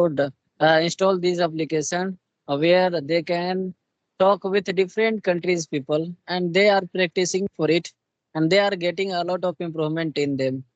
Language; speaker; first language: English; non-native, local second language; Hindi